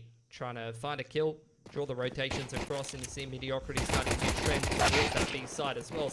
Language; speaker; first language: English; native; English